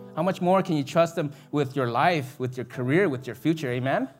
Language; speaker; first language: English; early bilingual, other home language; Vietnamese